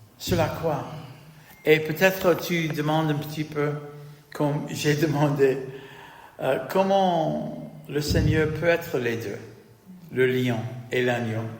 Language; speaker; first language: French; non-native, fluent; English